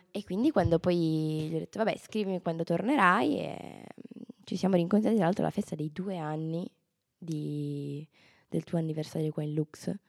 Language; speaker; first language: Italian; native; Italian